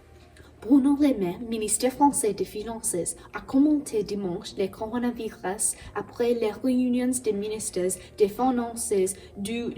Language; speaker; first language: French; non-native, learner; English